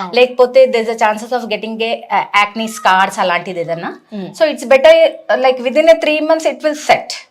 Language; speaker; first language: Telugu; non-native, local second language; Bangla